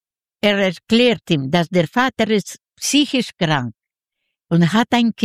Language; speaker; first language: German; non-native, learner; Yiddish